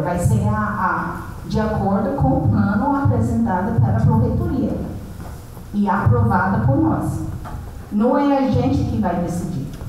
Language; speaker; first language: Portuguese; native; Portuguese